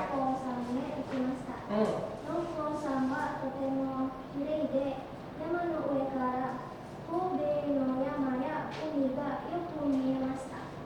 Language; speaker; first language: Japanese; non-native, learner; Indonesian